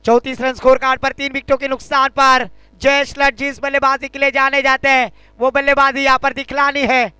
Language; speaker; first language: Hindi; non-native, local second language; Marathi